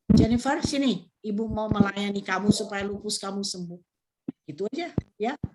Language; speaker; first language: Malay; native; Malay